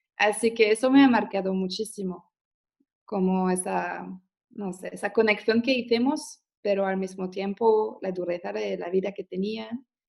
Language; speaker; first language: Spanish; non-native, fluent; French